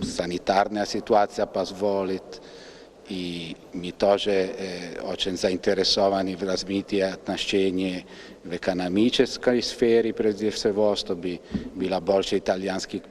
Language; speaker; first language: Russian; non-native, fluent; Italian